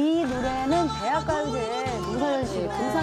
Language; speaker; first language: Korean; native; Korean